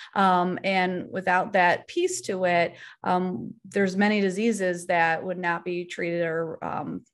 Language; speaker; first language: English; native; English